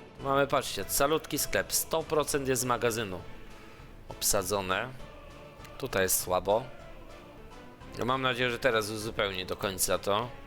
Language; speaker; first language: Polish; native; Polish